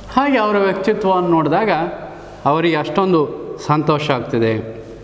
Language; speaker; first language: Kannada; native; Kannada